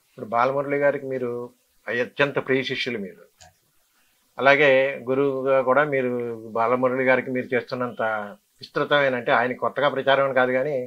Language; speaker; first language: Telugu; native; Telugu